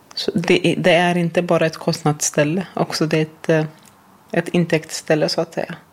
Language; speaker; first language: Swedish; non-native, fluent; Arabic